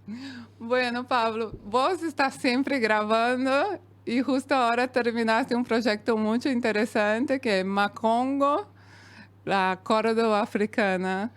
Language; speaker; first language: Spanish; non-native, fluent; Portuguese